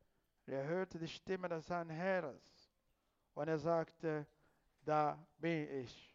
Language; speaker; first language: German; non-native, fluent; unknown